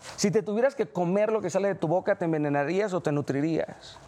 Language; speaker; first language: Spanish; native; Spanish